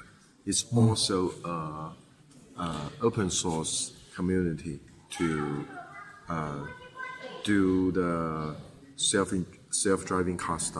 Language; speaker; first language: English; non-native, fluent; Chinese